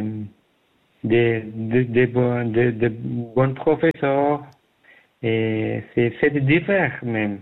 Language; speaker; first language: French; non-native, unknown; Persian